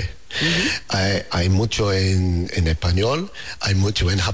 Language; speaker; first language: Spanish; non-native, learner; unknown